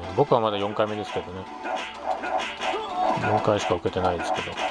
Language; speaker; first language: Japanese; native; Japanese